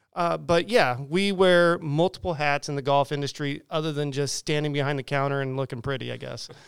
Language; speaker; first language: English; native; English